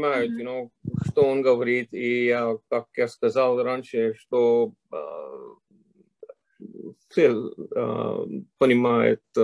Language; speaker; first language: Russian; non-native, fluent; English